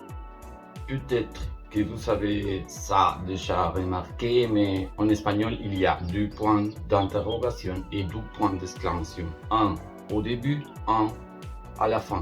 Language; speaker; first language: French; non-native, learner; Spanish